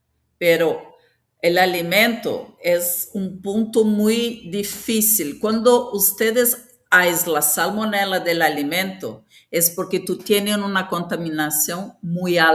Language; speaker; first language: Spanish; non-native, fluent; Portuguese